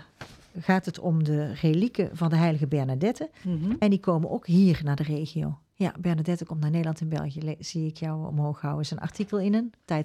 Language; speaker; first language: Dutch; native; Dutch